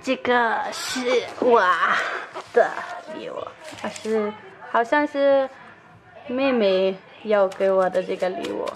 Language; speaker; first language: Chinese; non-native, fluent; Danish